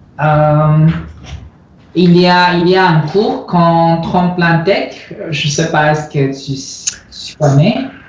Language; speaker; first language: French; non-native, learner; Chinese